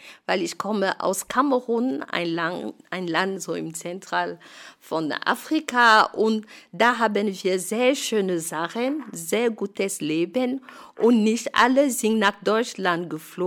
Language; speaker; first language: German; non-native, fluent; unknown